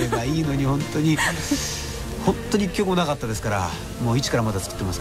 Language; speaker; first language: Japanese; native; Japanese